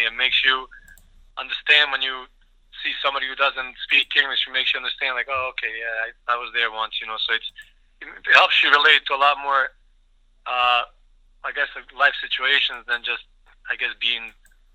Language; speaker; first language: English; early bilingual, other home language; Bosnian